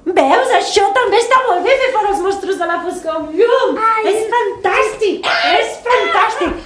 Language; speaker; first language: Catalan; native; Catalan